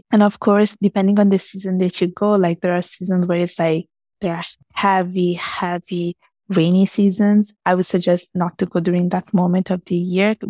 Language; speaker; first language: English; early bilingual, heritage; Italian